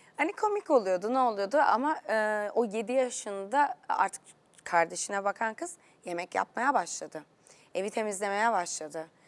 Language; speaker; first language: Turkish; native; Turkish